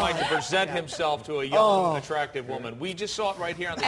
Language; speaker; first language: English; native; English